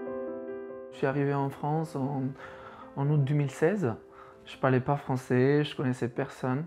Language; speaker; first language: French; non-native, fluent; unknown